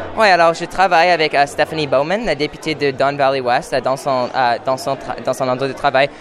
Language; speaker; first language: French; non-native, fluent; English